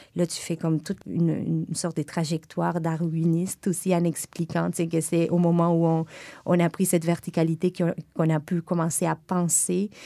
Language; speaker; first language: French; non-native, fluent; Spanish